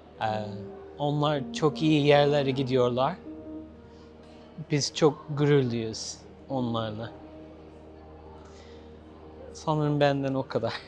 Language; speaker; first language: Turkish; non-native, learner; English